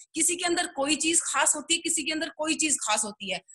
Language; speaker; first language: Hindi; native; Hindi